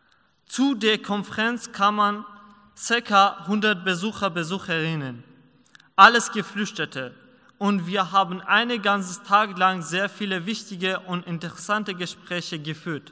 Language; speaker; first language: German; non-native, learner; Persian